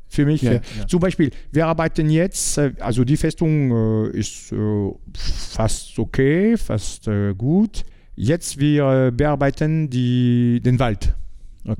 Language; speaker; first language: German; non-native, learner; French